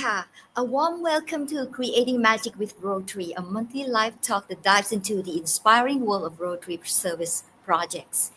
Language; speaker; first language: English; non-native, fluent; Thai